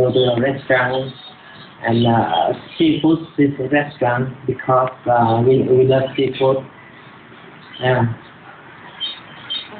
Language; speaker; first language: English; non-native, learner; Vietnamese